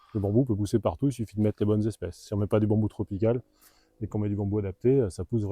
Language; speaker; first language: French; native; French